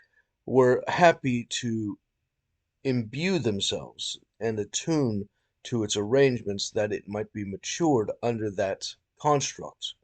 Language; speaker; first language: English; native; English